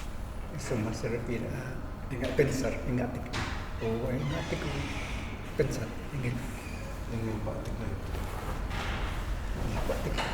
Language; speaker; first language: Spanish; non-native, local second language; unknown